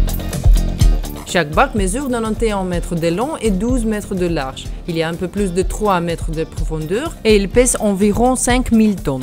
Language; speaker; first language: French; non-native, fluent; Russian